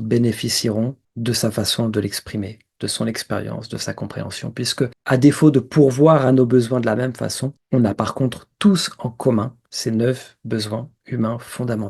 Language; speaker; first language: French; native; French